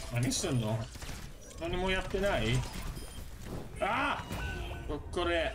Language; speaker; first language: Japanese; non-native, fluent; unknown